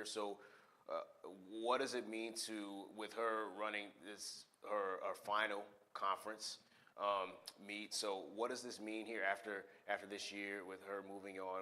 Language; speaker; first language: English; native; English